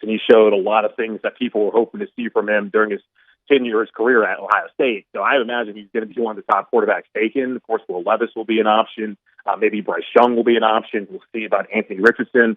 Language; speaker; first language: English; native; English